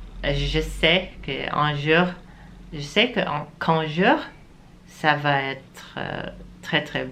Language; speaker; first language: French; non-native, learner; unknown